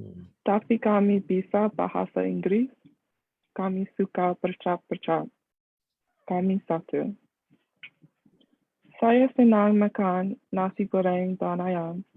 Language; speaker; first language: Indonesian; non-native, learner; English